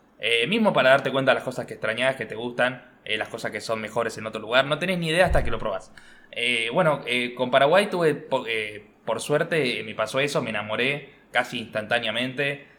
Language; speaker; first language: Spanish; native; Spanish